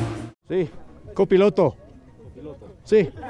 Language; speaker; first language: Spanish; non-native, learner; English